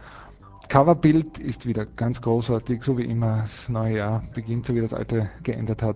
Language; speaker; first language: German; native; German